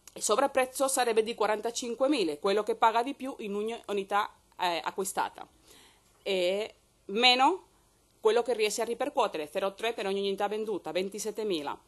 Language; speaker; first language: Italian; non-native, fluent; Spanish